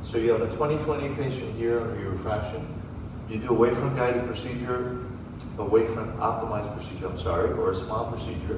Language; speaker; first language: English; non-native, fluent; Greek